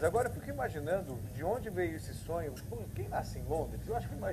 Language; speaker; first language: Portuguese; native; Portuguese